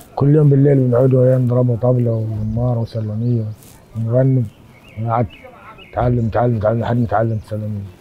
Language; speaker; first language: Egyptian Arabic; non-native, local second language; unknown